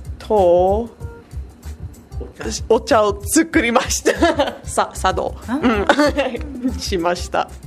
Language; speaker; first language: Japanese; non-native, learner; English